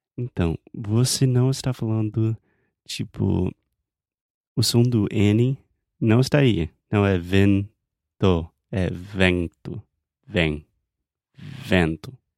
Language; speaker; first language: Portuguese; non-native, fluent; English